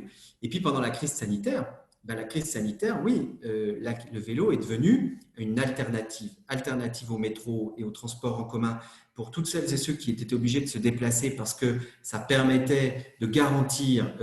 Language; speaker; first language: French; native; French